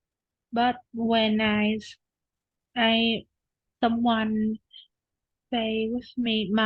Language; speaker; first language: English; non-native, learner; Vietnamese